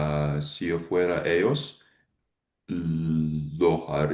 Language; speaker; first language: Spanish; non-native, learner; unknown